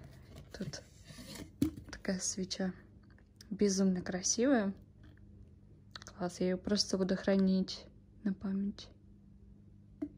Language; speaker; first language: Russian; early bilingual, heritage; Russian